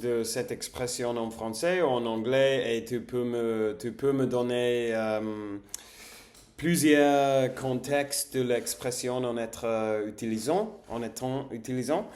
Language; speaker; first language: French; non-native, learner; English